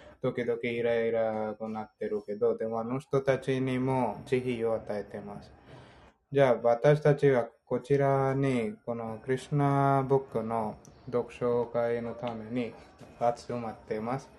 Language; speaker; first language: Japanese; non-native, fluent; Hindi